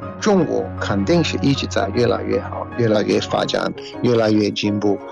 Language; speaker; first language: Chinese; non-native, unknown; English